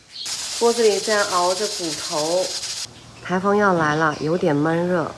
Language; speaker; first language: Chinese; native; Chinese